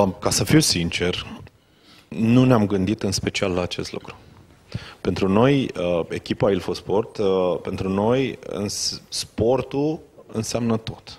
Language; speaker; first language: Romanian; native; Romanian